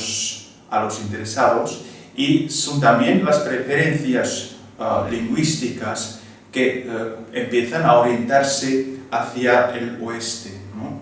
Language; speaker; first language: Spanish; non-native, fluent; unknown